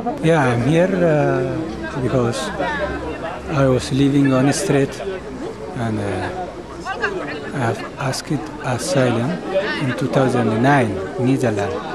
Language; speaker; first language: English; non-native, learner; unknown